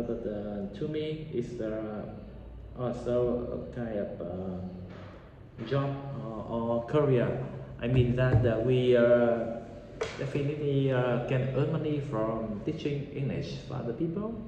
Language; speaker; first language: English; non-native, learner; Vietnamese